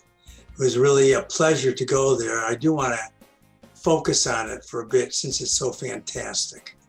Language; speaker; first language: English; native; English